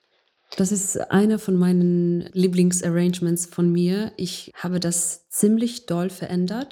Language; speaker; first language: German; non-native, fluent; Ukrainian